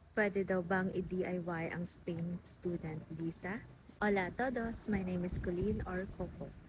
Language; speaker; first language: Filipino; native; Filipino